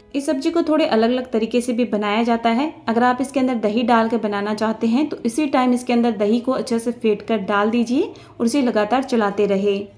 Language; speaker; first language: Hindi; native; Hindi